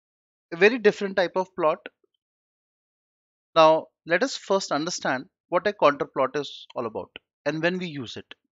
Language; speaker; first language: English; non-native, local second language; Hindi